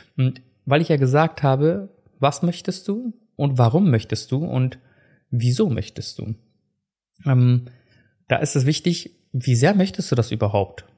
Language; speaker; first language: German; early bilingual, other home language; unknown